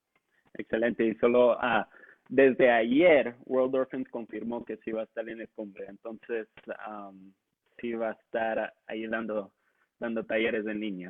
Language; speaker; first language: Spanish; non-native, local second language; English